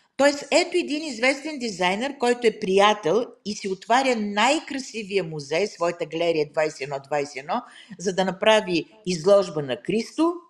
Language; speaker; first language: Bulgarian; native; Bulgarian